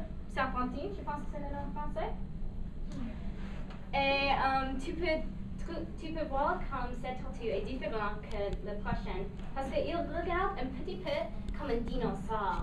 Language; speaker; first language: French; non-native, learner; English